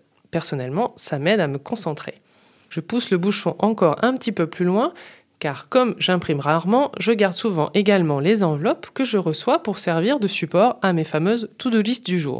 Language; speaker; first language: French; native; French